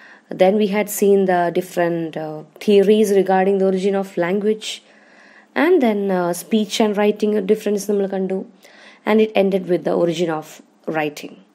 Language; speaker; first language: English; non-native, local second language; Malayalam